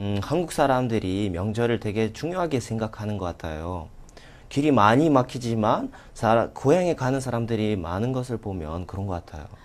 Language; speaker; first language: Korean; non-native, fluent; Russian